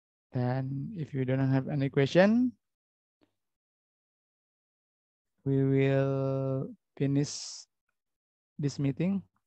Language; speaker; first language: English; non-native, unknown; Indonesian